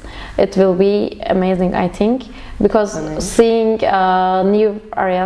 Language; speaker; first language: English; non-native, learner; Turkish